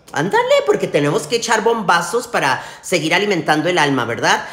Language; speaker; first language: Spanish; early bilingual, heritage; Spanish